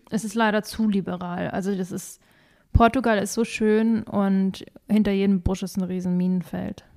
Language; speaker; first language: German; early bilingual, other home language; Russian